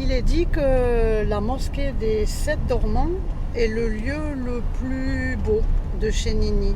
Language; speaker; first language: French; native; French